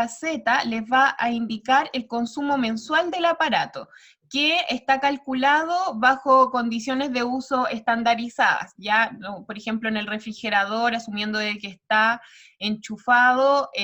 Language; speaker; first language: Spanish; native; Spanish